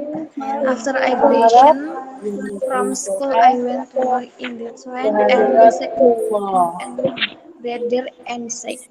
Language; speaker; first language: English; non-native, learner; Indonesian